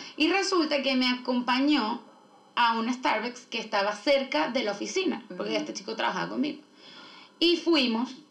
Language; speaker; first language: Spanish; native; Spanish